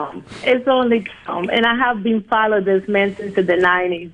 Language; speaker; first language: English; non-native, fluent; Spanish